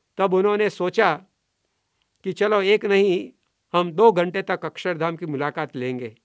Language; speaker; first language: Hindi; non-native, local second language; Gujarati